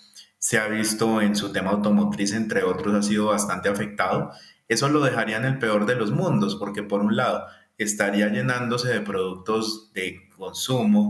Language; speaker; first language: Spanish; native; Spanish